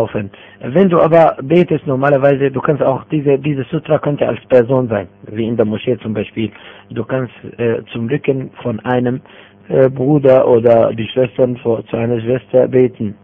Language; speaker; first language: German; non-native, fluent; Arabic